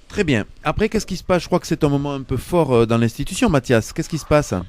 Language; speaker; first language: French; native; French